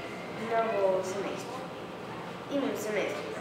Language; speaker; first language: Bulgarian; early bilingual, other home language; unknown